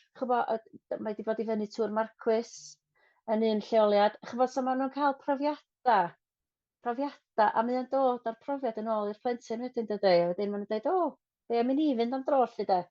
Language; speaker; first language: Welsh; non-native, local second language; English